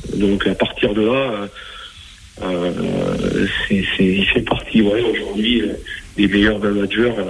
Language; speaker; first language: French; native; French